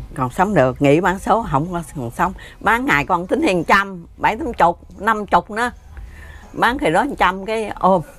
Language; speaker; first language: Vietnamese; native; Vietnamese